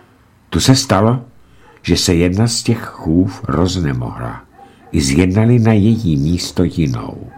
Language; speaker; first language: Czech; native; Czech